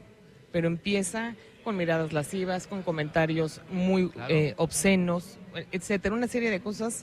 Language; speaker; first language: Spanish; native; Spanish